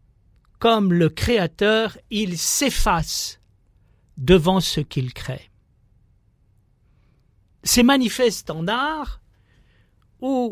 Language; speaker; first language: French; native; French